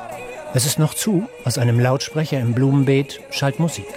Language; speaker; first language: German; native; German